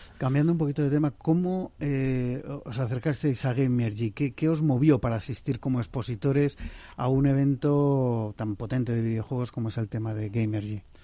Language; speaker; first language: Spanish; native; Spanish